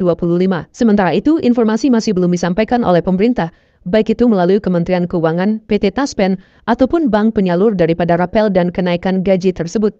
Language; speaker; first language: Indonesian; native; Indonesian